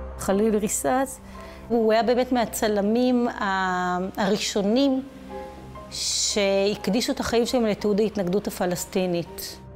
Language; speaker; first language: Hebrew; native; Hebrew